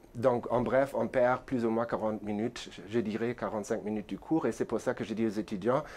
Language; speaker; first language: French; non-native, fluent; German